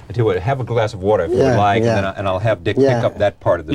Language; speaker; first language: English; native; English